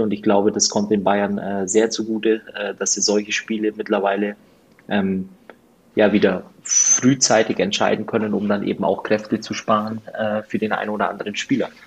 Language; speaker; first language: German; native; German